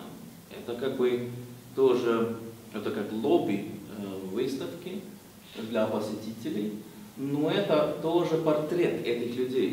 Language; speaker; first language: Russian; non-native, fluent; Swedish